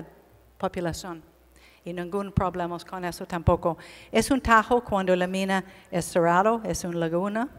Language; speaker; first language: Spanish; non-native, learner; English